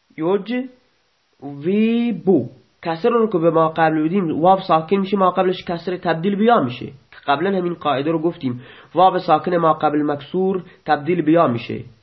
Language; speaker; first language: Persian; non-native, local second language; Baluchi